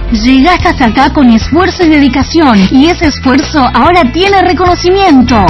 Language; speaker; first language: Spanish; native; Spanish